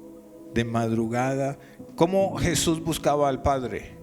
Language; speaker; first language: Spanish; native; Spanish